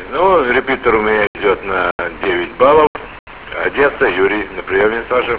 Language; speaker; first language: Russian; native; Russian